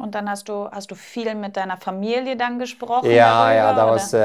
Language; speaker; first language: German; native; German